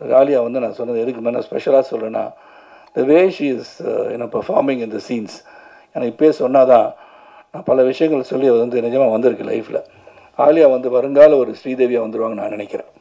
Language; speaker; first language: Tamil; native; Tamil